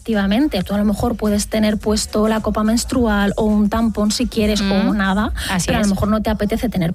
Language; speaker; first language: Spanish; native; Spanish